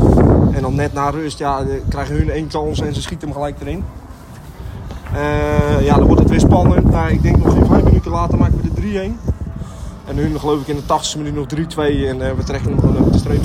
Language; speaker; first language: Dutch; native; Dutch